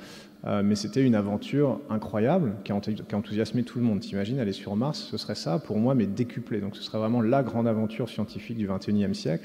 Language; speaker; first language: French; native; French